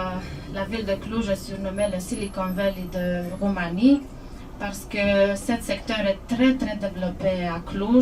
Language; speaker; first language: French; non-native, fluent; Romanian